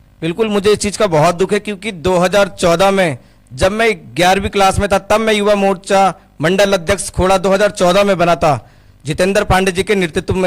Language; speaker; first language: Hindi; native; Hindi